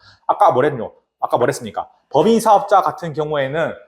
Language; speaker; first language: Korean; native; Korean